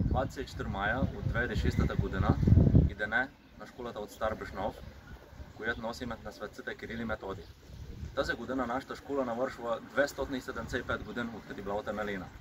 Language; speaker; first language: Bulgarian; early bilingual, heritage; Bulgarian